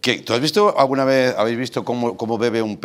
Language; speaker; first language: Spanish; non-native, local second language; Catalan